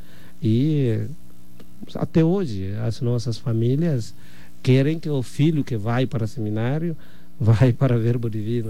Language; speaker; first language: Portuguese; non-native, fluent; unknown